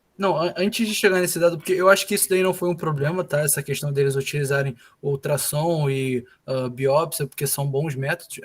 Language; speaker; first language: Portuguese; native; Portuguese